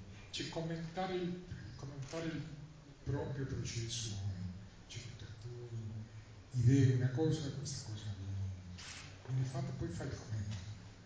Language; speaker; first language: Italian; non-native, fluent; Spanish